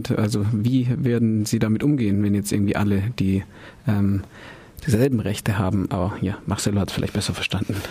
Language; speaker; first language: German; native; German